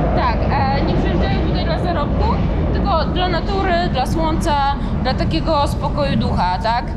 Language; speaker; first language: Polish; native; Polish